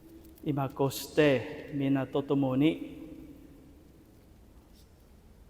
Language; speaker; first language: Japanese; non-native, fluent; Vietnamese